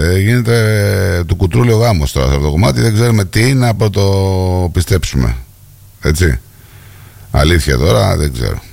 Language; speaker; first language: Greek; native; Greek